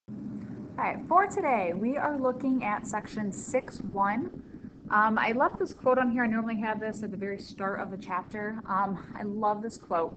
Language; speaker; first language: English; native; English